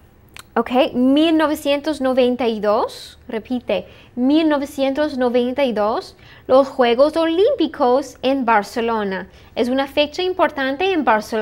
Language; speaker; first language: Spanish; non-native, fluent; English